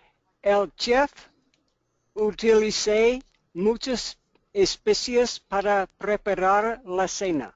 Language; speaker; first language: Spanish; non-native, learner; English